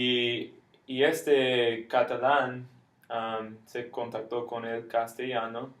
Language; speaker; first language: Spanish; non-native, fluent; English